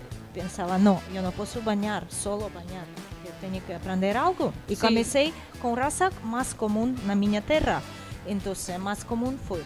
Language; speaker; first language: Spanish; non-native, learner; Portuguese